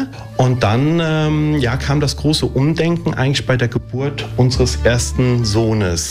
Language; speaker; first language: German; early bilingual, other home language; Italian